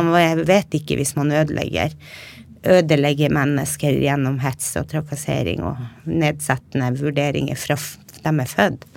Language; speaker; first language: Norwegian; native; Norwegian